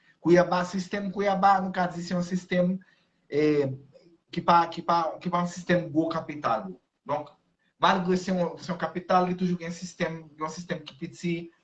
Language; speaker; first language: Haitian Creole; non-native, fluent; Portuguese